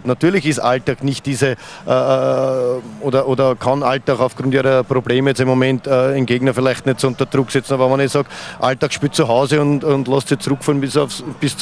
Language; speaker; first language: German; native; German